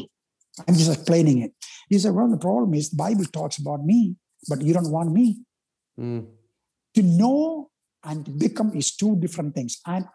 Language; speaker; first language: English; non-native, local second language; Malayalam